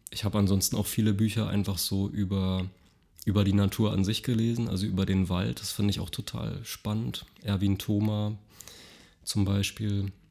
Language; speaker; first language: German; native; German